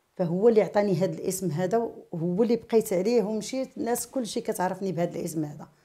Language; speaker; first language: Arabic; native; Arabic